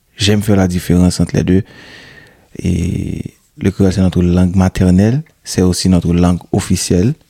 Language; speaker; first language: French; non-native, local second language; Haitian Creole